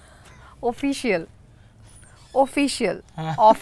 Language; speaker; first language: Telugu; non-native, learner; Bangla